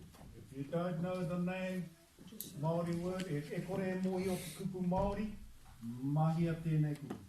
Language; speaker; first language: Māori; non-native, local second language; English